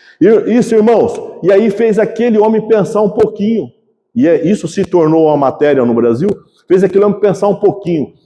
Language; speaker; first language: Portuguese; native; Portuguese